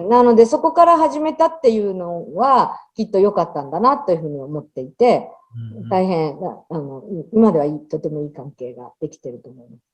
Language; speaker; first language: Japanese; native; Japanese